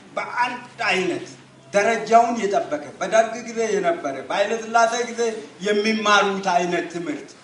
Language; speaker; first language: Amharic; non-native, local second language; Wolaytta